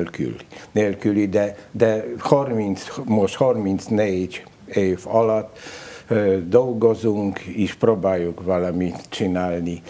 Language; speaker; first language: Hungarian; non-native, learner; Polish